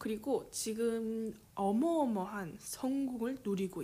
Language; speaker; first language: Korean; early bilingual, heritage; Korean